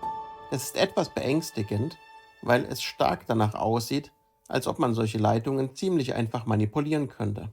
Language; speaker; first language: German; native; German